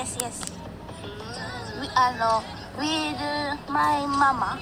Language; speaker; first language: English; non-native, learner; Filipino